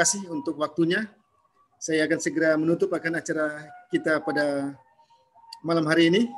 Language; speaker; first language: Indonesian; native; Indonesian